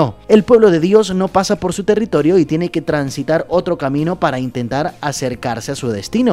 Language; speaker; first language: Spanish; native; Spanish